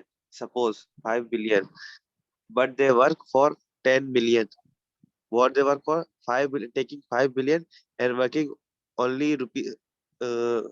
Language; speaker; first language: English; non-native, learner; Urdu